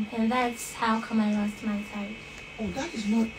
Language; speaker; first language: English; non-native, local second language; Akan